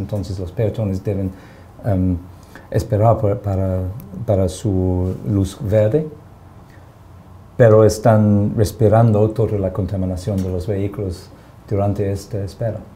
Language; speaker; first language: Spanish; non-native, fluent; English